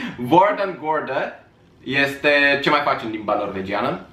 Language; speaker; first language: Romanian; native; Romanian